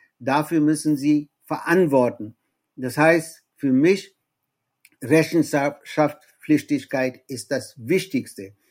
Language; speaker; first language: German; non-native, fluent; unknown